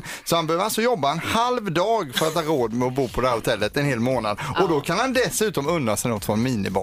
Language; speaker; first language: Swedish; native; Swedish